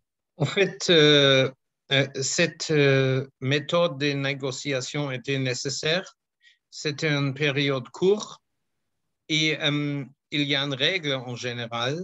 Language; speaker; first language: French; non-native, fluent; German